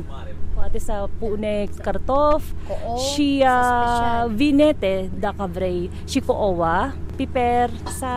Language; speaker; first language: Romanian; non-native, learner; Filipino